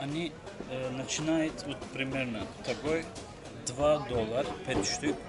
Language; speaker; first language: Russian; non-native, learner; Turkish